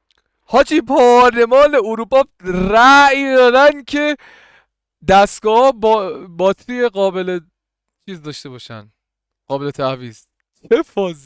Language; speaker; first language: Persian; native; Persian